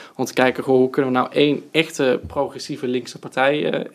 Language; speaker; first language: Dutch; native; Dutch